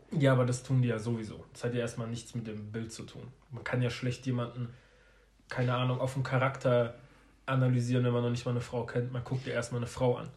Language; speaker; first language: German; early bilingual, other home language; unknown